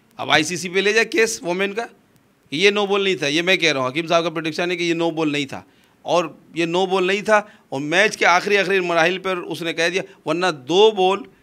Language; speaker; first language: Urdu; non-native, local second language; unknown